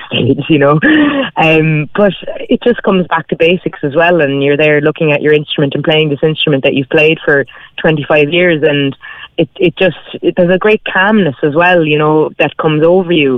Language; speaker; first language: English; native; English